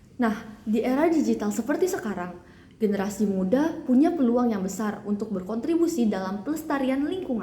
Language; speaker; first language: Indonesian; native; Indonesian